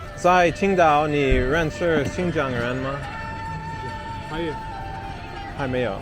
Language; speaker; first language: Chinese; non-native, learner; English